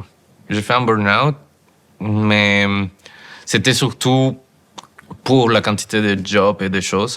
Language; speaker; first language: French; non-native, fluent; Spanish